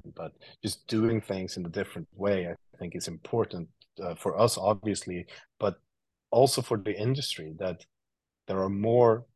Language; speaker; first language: English; non-native, fluent; Swedish